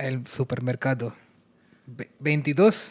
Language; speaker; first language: Spanish; non-native, learner; Hindi